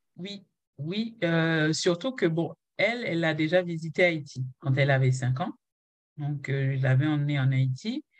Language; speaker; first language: French; non-native, local second language; Haitian Creole